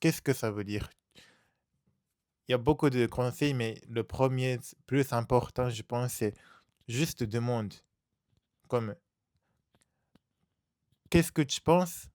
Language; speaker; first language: French; non-native, learner; Japanese